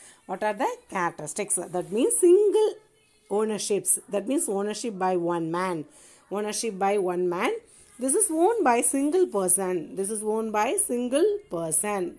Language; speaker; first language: English; non-native, local second language; Tamil